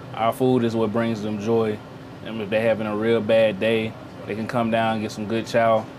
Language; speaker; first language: English; native; English